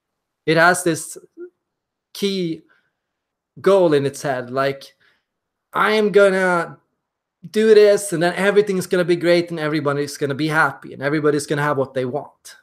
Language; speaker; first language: English; non-native, fluent; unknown